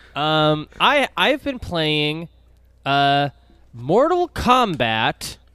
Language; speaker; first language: English; native; English